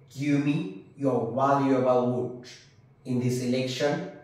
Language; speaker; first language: English; non-native, local second language; Marathi